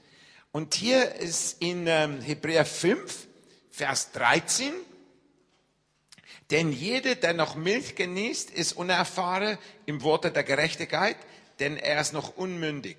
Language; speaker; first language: German; non-native, fluent; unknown